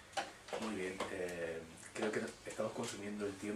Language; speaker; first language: Spanish; native; Spanish